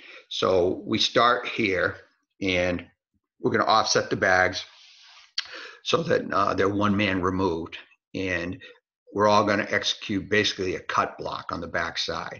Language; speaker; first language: English; native; English